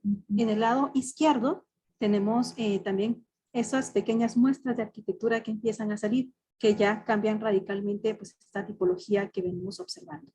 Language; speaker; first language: Spanish; native; Spanish